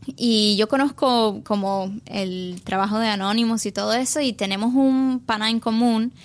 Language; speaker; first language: Spanish; early bilingual, heritage; English